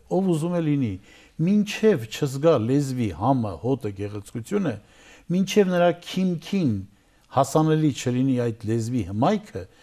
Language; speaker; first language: Armenian; native; Armenian